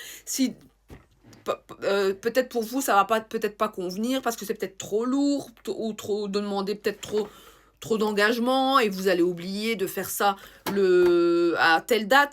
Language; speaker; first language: French; native; French